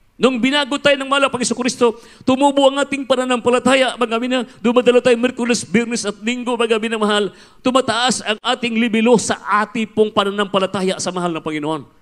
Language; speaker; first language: Filipino; non-native, local second language; Cebuano